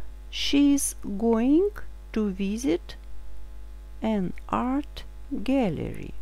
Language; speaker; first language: English; non-native, fluent; Russian